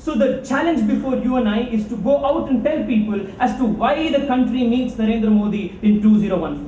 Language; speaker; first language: English; non-native, local second language; Kannada